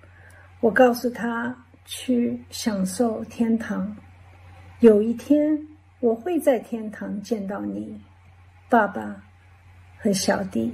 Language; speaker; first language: Chinese; early bilingual, heritage; English